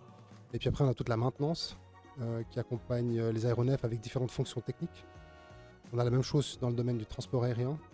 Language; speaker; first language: French; native; French